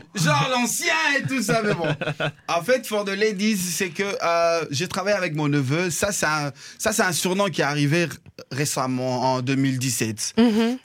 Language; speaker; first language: French; non-native, local second language; Lingala